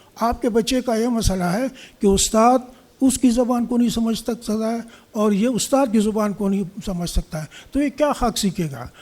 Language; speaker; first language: Urdu; non-native, local second language; Pashto